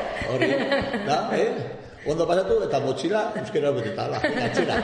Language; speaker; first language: Basque; non-native, local second language; Spanish